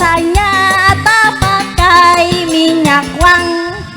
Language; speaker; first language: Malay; non-native, local second language; Sundanese